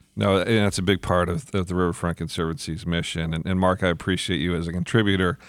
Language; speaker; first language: English; native; English